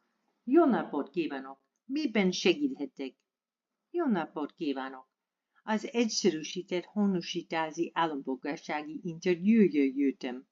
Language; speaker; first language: Hungarian; non-native, learner; English